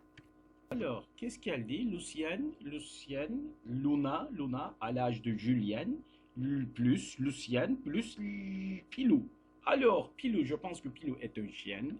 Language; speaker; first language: French; non-native, fluent; Turkish